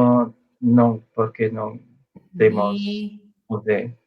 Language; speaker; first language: Galician; non-native, fluent; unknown